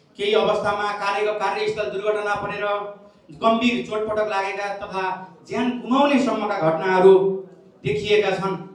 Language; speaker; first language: Nepali; native; Nepali